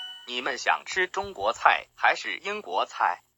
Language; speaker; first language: Chinese; non-native, learner; English